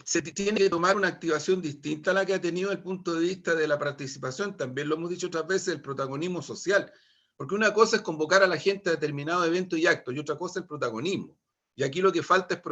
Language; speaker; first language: Spanish; native; Spanish